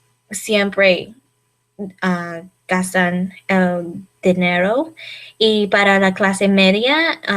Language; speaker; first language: Spanish; non-native, learner; English